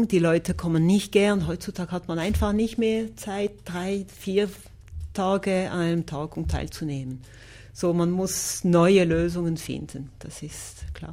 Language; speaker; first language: German; non-native, local second language; French